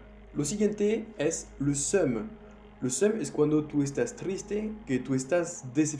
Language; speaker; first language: Spanish; non-native, fluent; French